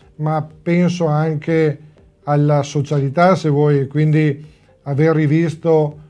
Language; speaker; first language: Italian; native; Italian